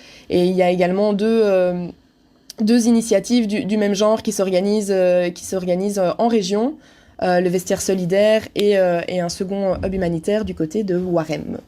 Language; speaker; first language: French; native; French